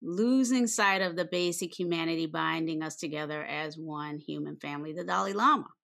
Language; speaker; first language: English; native; English